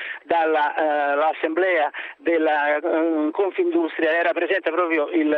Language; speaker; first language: Italian; native; Italian